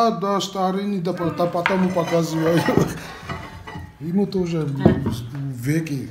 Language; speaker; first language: Russian; non-native, local second language; Georgian